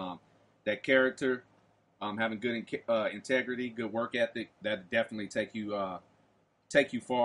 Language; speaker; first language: English; native; English